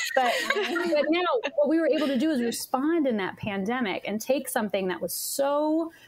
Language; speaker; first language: English; native; English